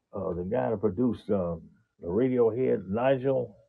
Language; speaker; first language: English; native; English